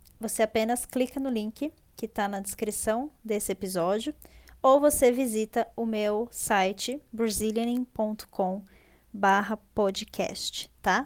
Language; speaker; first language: Portuguese; native; Portuguese